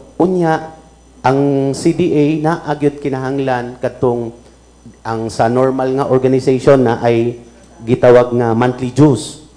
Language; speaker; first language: Cebuano; native; Cebuano